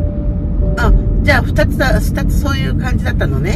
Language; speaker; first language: Japanese; native; Japanese